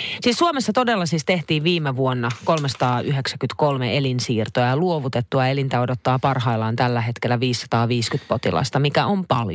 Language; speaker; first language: Finnish; native; Finnish